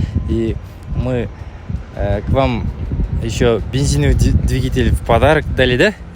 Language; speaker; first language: Russian; non-native, local second language; Kazakh